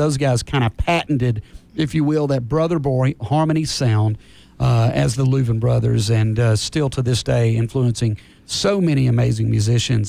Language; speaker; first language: English; native; English